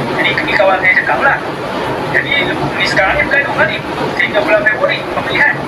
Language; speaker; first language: Malay; native; Malay